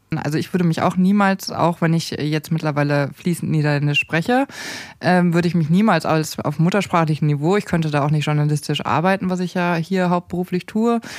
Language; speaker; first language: German; native; German